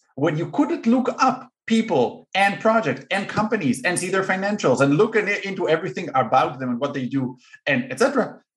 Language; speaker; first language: English; non-native, fluent; Hebrew